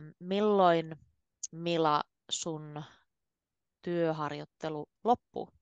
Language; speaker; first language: Finnish; native; Finnish